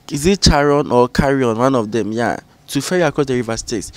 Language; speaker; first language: English; non-native, local second language; Ga